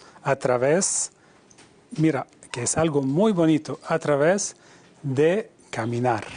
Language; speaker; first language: Spanish; non-native, fluent; Arabic